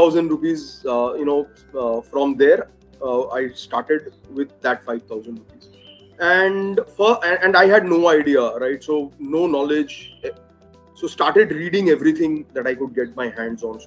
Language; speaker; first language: English; non-native, local second language; Bangla